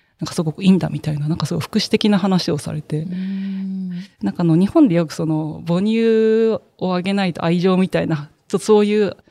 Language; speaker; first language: Japanese; native; Japanese